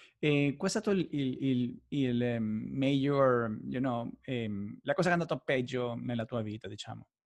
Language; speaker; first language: Italian; non-native, fluent; Spanish